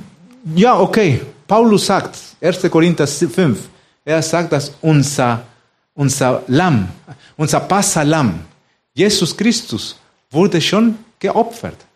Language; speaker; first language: German; non-native, fluent; Spanish